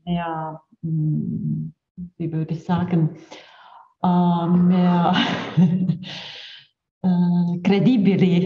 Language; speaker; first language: German; non-native, fluent; Czech